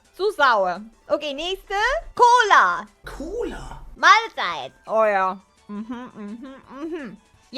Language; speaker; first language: German; non-native, learner; English